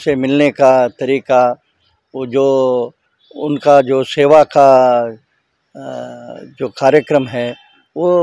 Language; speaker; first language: Hindi; non-native, local second language; Kannada